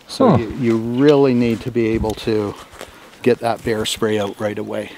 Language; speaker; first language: English; native; English